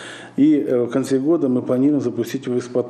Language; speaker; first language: Russian; native; Russian